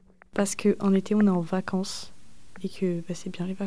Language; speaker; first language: French; native; French